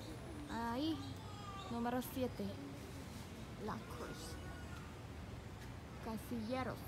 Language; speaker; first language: Spanish; non-native, fluent; Korean